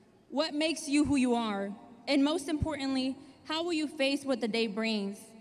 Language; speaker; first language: English; early bilingual, other home language; Spanish